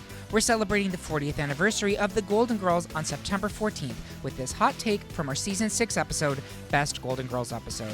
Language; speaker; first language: English; native; English